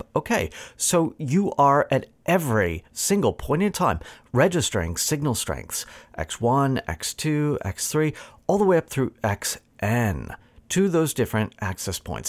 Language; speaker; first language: English; native; English